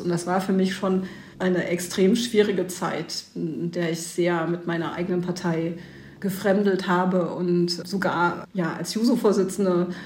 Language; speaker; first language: German; native; German